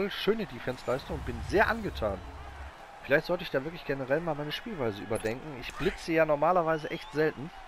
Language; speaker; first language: German; native; German